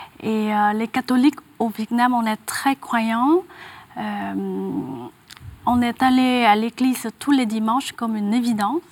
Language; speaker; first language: French; non-native, fluent; Vietnamese